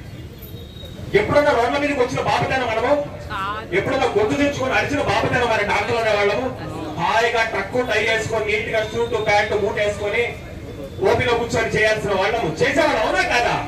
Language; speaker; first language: Telugu; native; Telugu